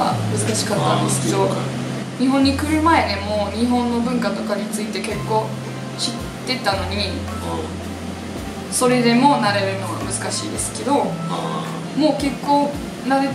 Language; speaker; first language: Japanese; non-native, fluent; English